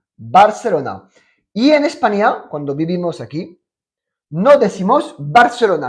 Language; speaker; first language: Spanish; non-native, fluent; French